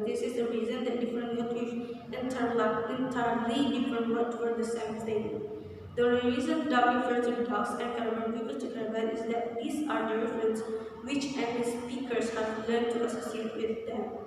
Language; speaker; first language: English; non-native, learner; Indonesian